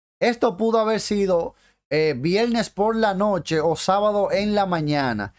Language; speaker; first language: Spanish; native; Spanish